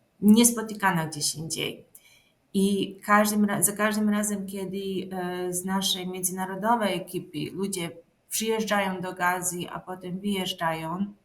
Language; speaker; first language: Polish; non-native, fluent; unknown